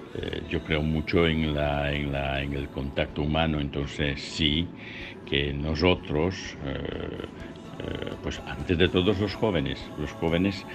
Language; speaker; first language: Spanish; non-native, learner; Italian